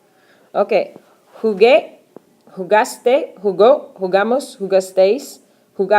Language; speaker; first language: Spanish; non-native, fluent; English